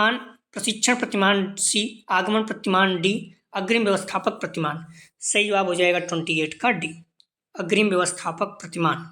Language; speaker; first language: Hindi; native; Hindi